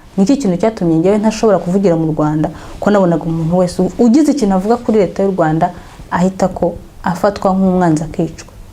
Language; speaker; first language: Kinyarwanda; native; Kinyarwanda